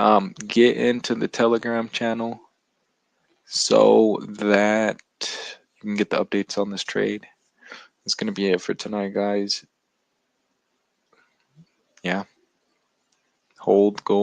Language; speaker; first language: English; native; English